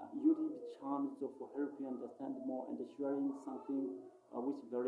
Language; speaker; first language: English; non-native, local second language; Swahili